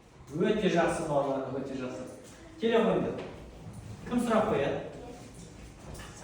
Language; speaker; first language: Kazakh; native; Kazakh